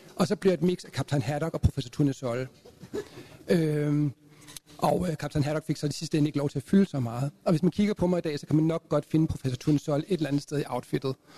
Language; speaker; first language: Danish; native; Danish